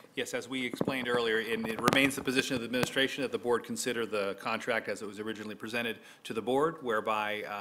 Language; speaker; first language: English; native; English